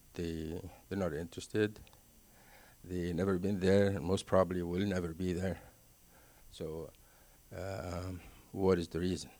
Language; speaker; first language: English; non-native, fluent; Arabic